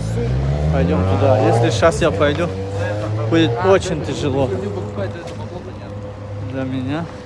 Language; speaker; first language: Russian; non-native, fluent; Tajik